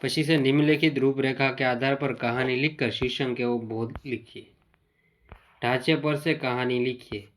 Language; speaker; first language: Hindi; non-native, local second language; Gujarati